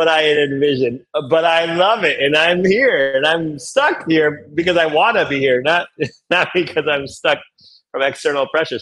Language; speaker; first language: English; native; English